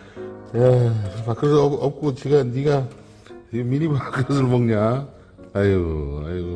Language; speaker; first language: Korean; native; Korean